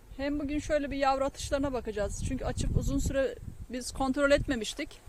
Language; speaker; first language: Turkish; native; Turkish